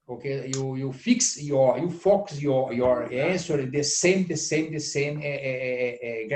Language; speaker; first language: English; non-native, learner; Portuguese